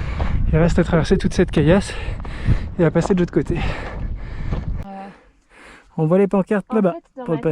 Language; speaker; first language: French; native; French